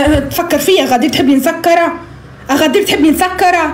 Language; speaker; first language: Arabic; native; Arabic